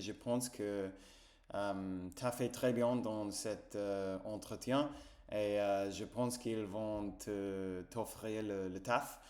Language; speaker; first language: French; non-native, fluent; English